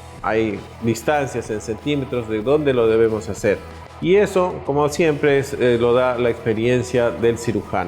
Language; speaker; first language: Spanish; native; Spanish